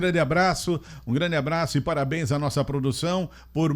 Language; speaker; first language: Portuguese; native; Portuguese